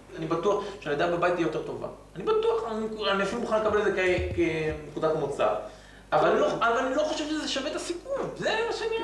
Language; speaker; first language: Hebrew; native; Hebrew